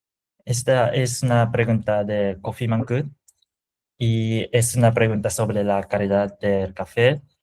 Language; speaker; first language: Spanish; non-native, fluent; Japanese